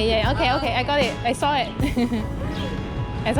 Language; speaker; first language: English; non-native, fluent; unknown